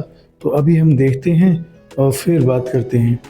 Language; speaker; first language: Hindi; native; Hindi